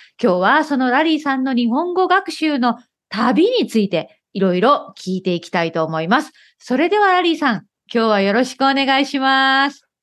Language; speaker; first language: Japanese; native; Japanese